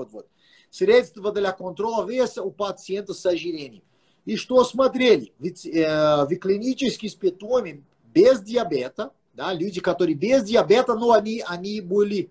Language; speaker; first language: Russian; non-native, fluent; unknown